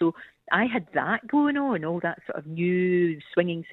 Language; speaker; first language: English; native; English